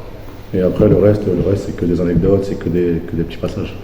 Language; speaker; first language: French; native; French